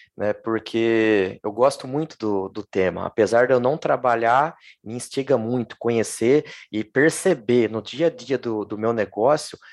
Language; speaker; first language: Portuguese; native; Portuguese